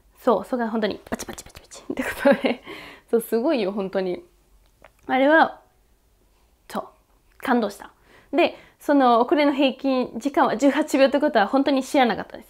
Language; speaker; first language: Japanese; non-native, fluent; Spanish